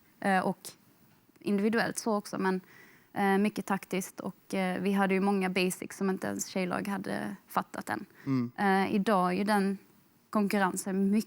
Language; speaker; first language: Swedish; native; Swedish